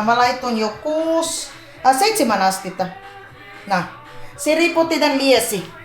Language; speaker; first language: Finnish; non-native, learner; Filipino